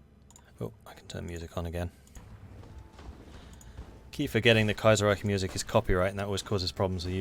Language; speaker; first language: English; native; English